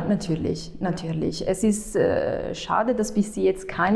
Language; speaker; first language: German; non-native, fluent; Italian